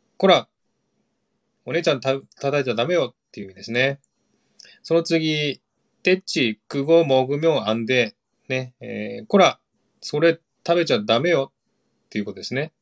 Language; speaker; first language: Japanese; non-native, fluent; Korean